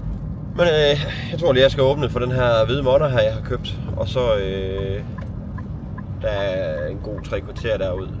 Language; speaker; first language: Danish; native; Danish